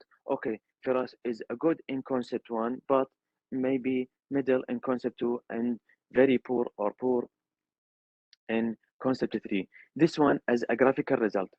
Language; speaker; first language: English; non-native, learner; Arabic